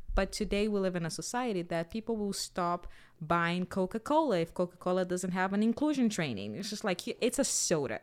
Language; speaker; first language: English; non-native, fluent; Portuguese